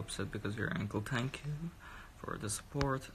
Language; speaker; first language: English; non-native, learner; Russian